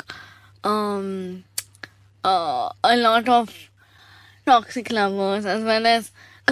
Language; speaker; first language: English; non-native, local second language; Bangla